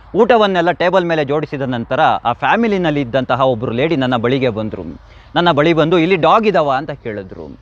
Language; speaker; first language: Kannada; native; Kannada